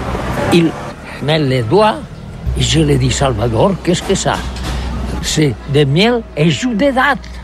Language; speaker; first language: French; non-native, learner; Catalan